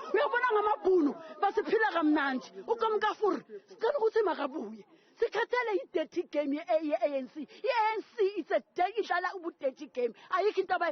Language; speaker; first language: Zulu; native; Zulu